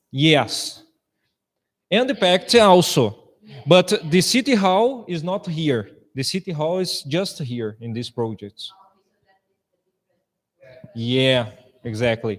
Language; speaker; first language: English; non-native, fluent; Portuguese